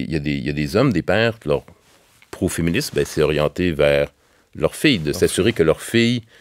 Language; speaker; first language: French; native; French